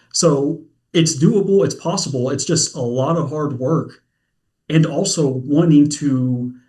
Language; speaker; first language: English; native; English